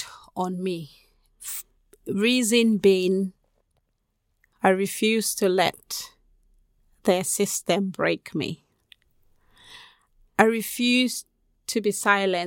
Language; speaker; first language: English; non-native, local second language; Krio